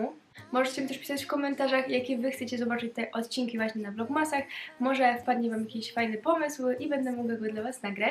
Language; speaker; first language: Polish; native; Polish